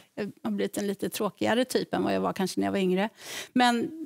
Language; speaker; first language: Swedish; native; Swedish